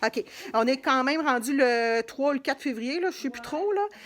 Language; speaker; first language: French; native; French